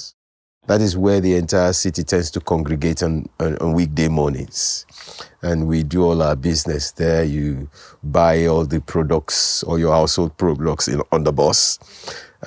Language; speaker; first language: English; non-native, local second language; Yoruba